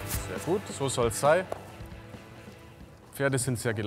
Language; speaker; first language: German; native; German